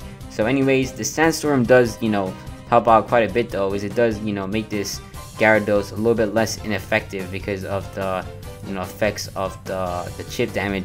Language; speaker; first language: English; native; English